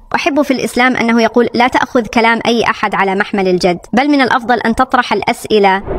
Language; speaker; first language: Arabic; non-native, fluent; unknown